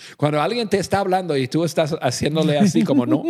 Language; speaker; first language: Spanish; non-native, fluent; English